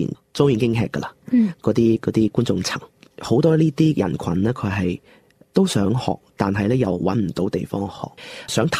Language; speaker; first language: Cantonese; non-native, local second language; Chinese